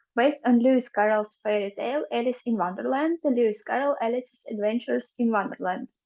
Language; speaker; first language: English; non-native, fluent; Ukrainian